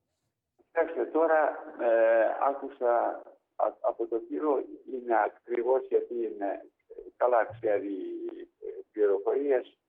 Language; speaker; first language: Greek; non-native, learner; Ukrainian